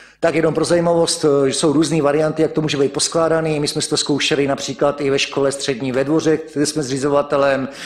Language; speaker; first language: Czech; native; Czech